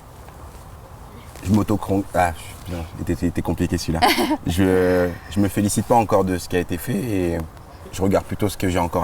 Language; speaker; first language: French; native; French